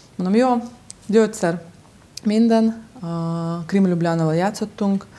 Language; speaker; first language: Hungarian; non-native, fluent; Russian